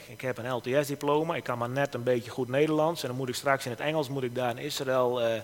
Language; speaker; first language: Dutch; native; Dutch